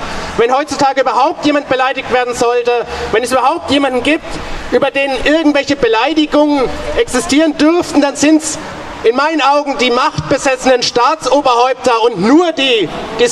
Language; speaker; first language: German; native; German